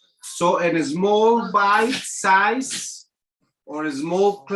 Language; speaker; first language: English; non-native, fluent; Spanish